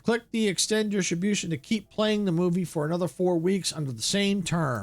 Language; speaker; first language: English; native; English